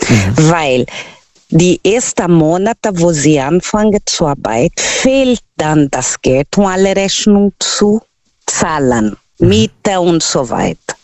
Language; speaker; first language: German; non-native, learner; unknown